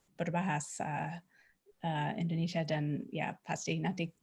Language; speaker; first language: Indonesian; non-native, fluent; English